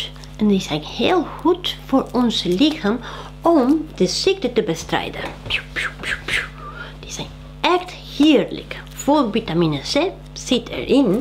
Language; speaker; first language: Dutch; non-native, fluent; Spanish